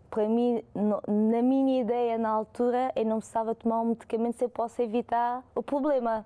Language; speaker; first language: Portuguese; non-native, fluent; French